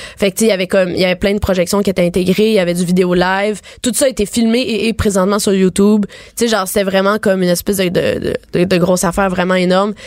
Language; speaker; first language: French; native; French